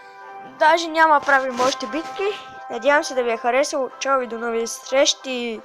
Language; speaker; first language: Bulgarian; native; Bulgarian